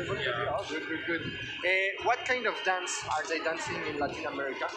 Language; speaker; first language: English; non-native, learner; French